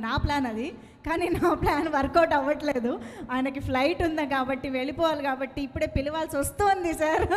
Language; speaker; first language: Telugu; native; Telugu